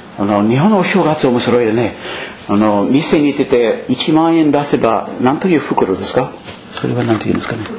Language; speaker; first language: Japanese; non-native, fluent; English